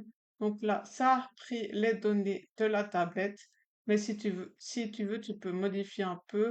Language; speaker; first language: French; native; French